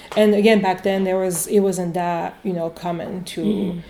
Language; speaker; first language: English; non-native, fluent; French